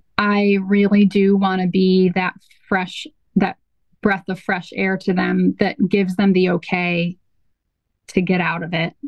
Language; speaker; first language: English; native; English